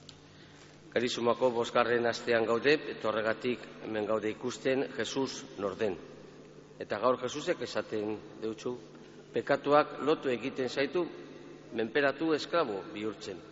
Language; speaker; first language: Basque; native; Basque